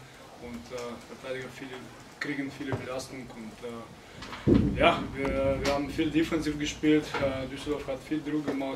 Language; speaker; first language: German; non-native, fluent; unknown